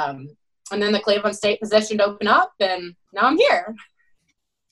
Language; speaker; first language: English; native; English